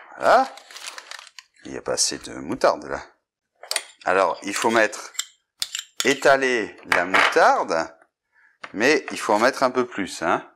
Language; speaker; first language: French; native; French